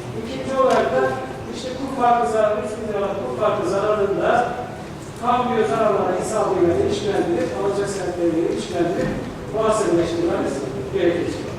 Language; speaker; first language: Turkish; native; Turkish